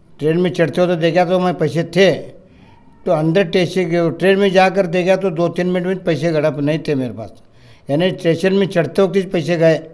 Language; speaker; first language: Hindi; non-native, local second language; Urdu